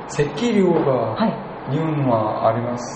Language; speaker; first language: Japanese; non-native, learner; Korean